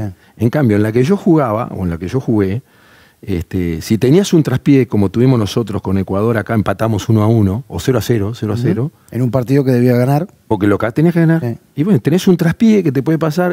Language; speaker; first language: Spanish; native; Spanish